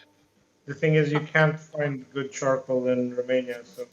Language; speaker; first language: English; non-native, fluent; Romanian